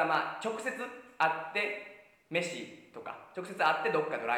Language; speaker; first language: Japanese; native; Japanese